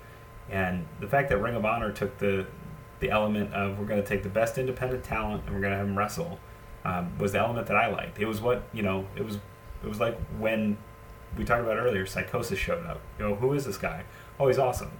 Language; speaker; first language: English; native; English